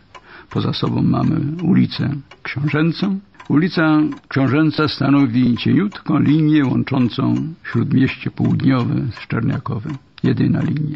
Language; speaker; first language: Polish; native; Polish